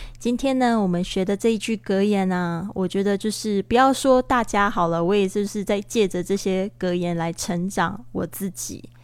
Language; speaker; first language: Chinese; native; Chinese